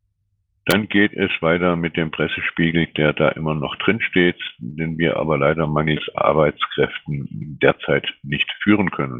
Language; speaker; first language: German; native; German